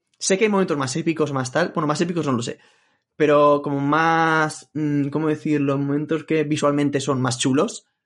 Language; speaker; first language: Spanish; native; Spanish